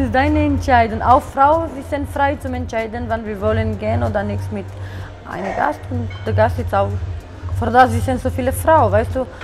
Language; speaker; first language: German; non-native, learner; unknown